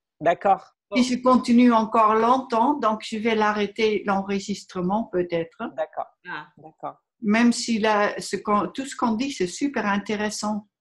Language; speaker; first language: French; non-native, fluent; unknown